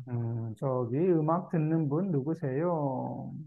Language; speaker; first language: Korean; native; Korean